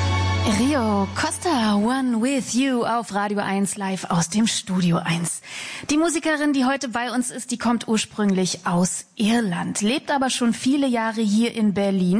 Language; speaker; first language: German; native; German